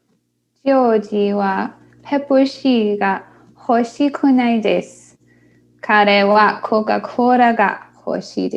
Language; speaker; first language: Japanese; non-native, learner; English